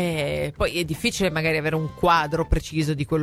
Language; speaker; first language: Italian; native; Italian